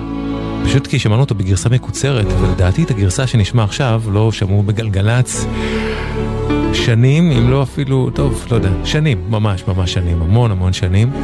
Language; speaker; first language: Hebrew; native; Hebrew